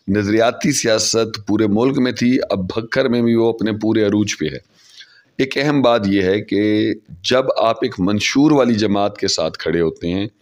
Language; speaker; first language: Urdu; non-native, local second language; Saraiki